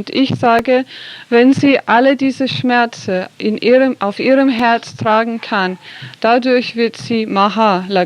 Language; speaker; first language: German; non-native, fluent; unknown